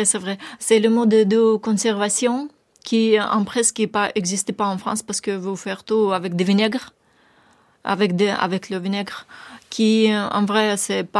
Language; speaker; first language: French; non-native, learner; Ukrainian